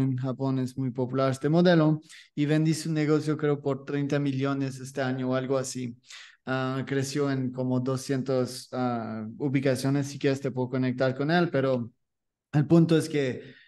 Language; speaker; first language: Spanish; non-native, learner; French